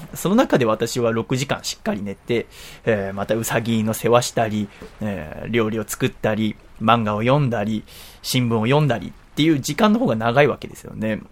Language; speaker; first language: Japanese; native; Japanese